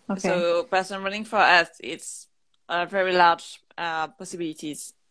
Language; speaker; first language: English; non-native, learner; French